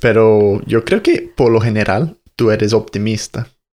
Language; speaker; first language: Spanish; non-native, fluent; English